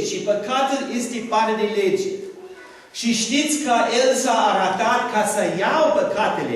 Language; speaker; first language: Romanian; non-native, learner; English